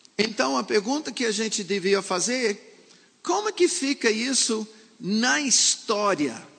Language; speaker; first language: Portuguese; non-native, fluent; English